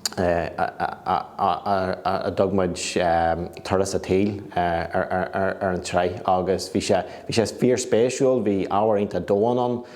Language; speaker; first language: Irish; native; Irish